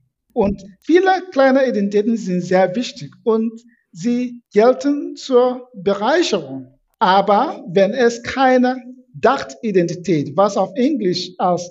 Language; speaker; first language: German; non-native, fluent; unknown